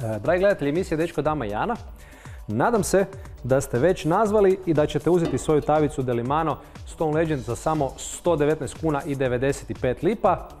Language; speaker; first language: Serbian; native; Serbian